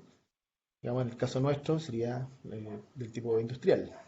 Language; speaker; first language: Spanish; native; Spanish